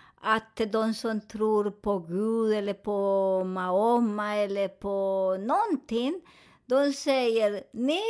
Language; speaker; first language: Swedish; non-native, fluent; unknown